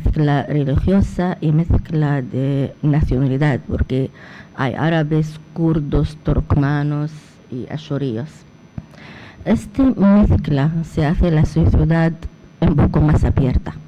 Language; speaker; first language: Spanish; non-native, fluent; Arabic